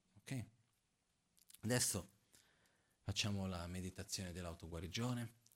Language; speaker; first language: Italian; non-native, fluent; Portuguese